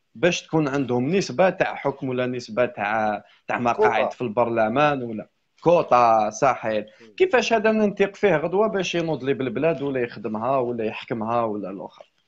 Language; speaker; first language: Arabic; native; Arabic